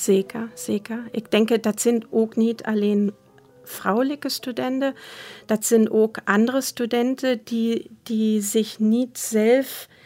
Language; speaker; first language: Dutch; non-native, fluent; German